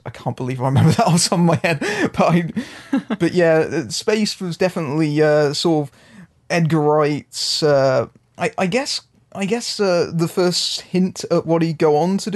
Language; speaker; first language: English; native; English